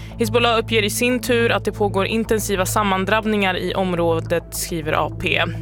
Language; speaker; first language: Swedish; native; Swedish